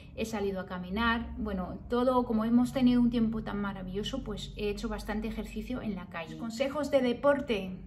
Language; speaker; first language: Spanish; early bilingual, heritage; Spanish